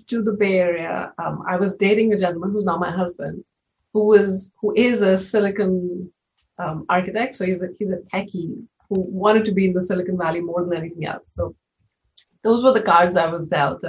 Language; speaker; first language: English; non-native, local second language; Hindi